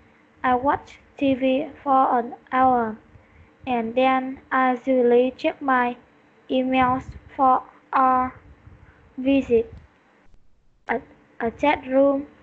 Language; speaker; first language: English; non-native, learner; Vietnamese